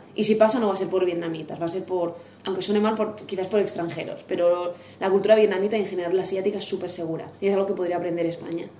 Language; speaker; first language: Spanish; native; Spanish